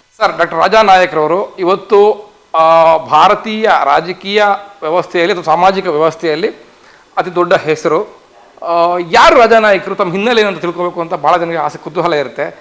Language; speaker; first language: Kannada; native; Kannada